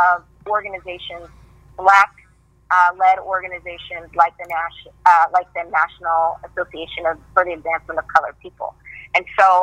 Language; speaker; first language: English; native; English